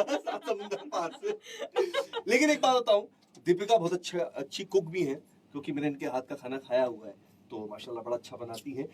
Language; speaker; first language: Hindi; native; Hindi